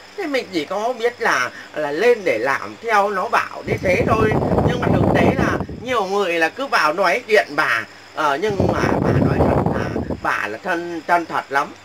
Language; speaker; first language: Vietnamese; non-native, local second language; Muong